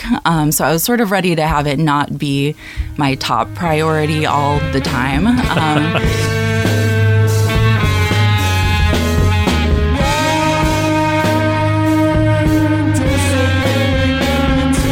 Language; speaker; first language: English; native; English